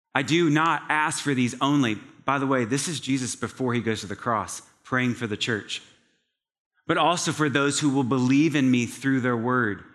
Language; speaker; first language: English; native; English